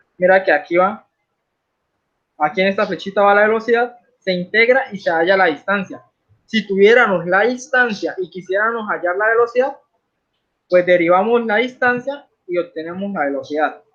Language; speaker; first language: Spanish; native; Spanish